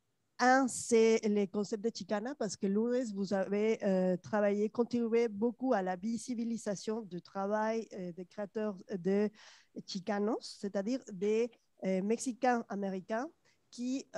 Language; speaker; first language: French; non-native, fluent; Spanish